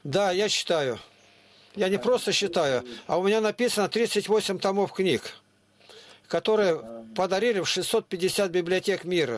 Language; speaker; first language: Russian; native; Russian